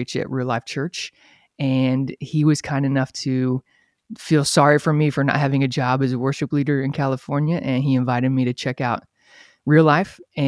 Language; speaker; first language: English; native; English